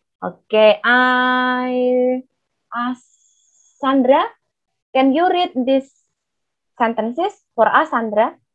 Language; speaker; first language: English; non-native, fluent; Indonesian